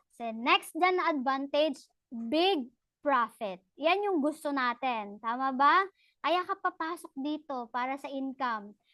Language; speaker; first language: Filipino; non-native, local second language; Cebuano